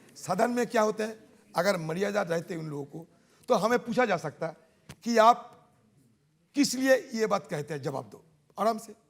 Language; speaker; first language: Hindi; non-native, local second language; Bangla